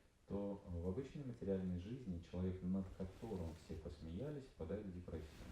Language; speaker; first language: Russian; native; Russian